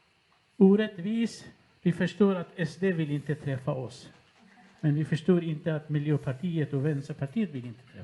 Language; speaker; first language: Swedish; non-native, fluent; Kurdish